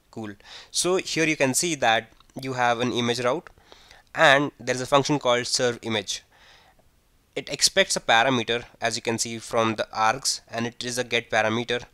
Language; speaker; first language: English; non-native, local second language; Hindi